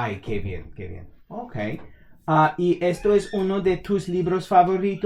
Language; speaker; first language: Spanish; non-native, fluent; English